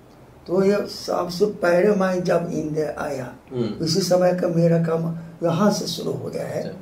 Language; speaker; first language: Hindi; non-native, fluent; Japanese